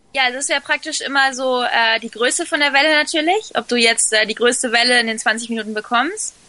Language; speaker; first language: German; early bilingual, other home language; Spanish